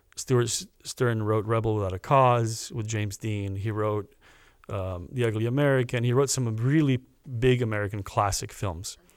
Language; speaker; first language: English; early bilingual, other home language; Romanian